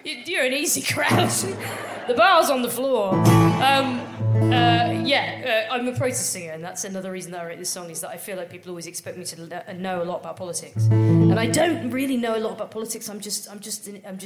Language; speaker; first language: English; native; English